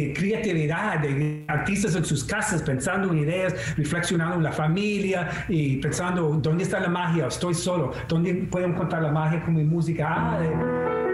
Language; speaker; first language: Spanish; non-native, fluent; English